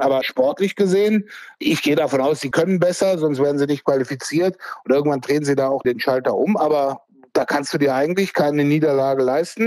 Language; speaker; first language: German; native; German